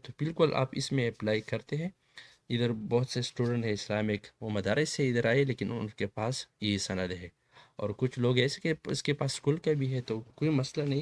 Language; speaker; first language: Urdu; non-native, local second language; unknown